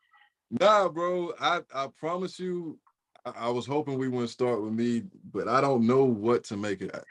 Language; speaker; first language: English; native; English